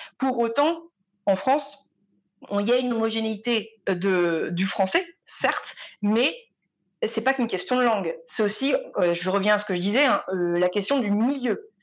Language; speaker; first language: French; native; French